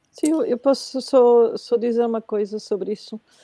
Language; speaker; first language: Portuguese; non-native, fluent; Spanish